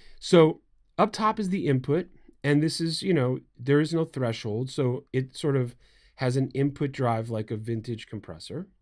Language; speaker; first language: English; native; English